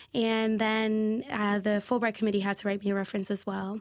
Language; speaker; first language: English; native; English